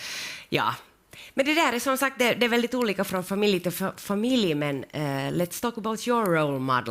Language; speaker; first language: Swedish; native; Swedish